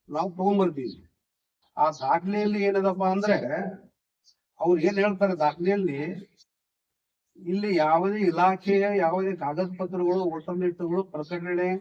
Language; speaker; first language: Kannada; non-native, local second language; Urdu